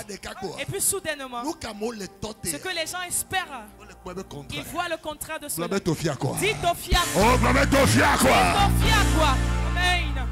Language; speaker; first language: French; non-native, local second language; Ewe